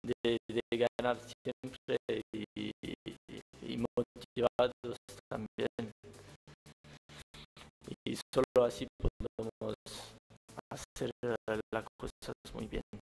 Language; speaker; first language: Spanish; non-native, learner; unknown